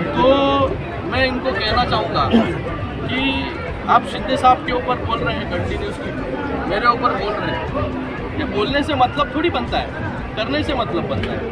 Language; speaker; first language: Hindi; non-native, local second language; Marathi